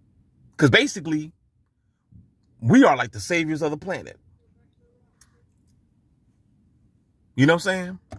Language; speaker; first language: English; native; English